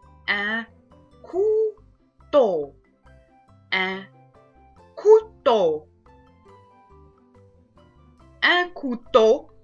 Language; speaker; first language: French; non-native, local second language; Arabic